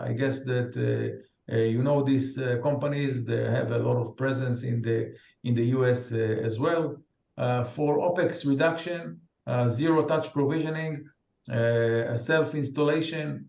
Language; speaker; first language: English; non-native, fluent; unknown